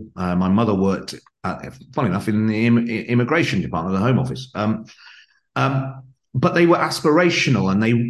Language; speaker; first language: English; native; English